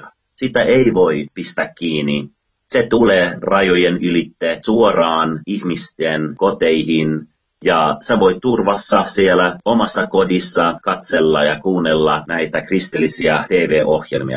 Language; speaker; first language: Finnish; non-native, fluent; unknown